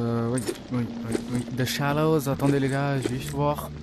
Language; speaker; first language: French; native; French